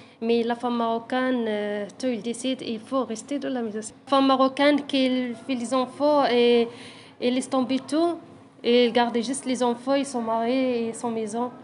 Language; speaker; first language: French; non-native, learner; Arabic